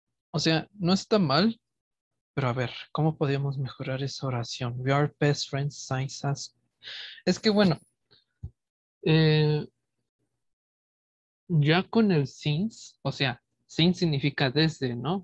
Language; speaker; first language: Spanish; native; Spanish